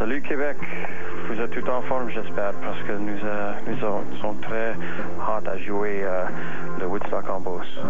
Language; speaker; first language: French; non-native, fluent; English